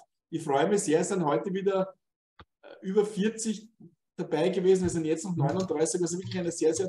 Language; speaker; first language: German; native; German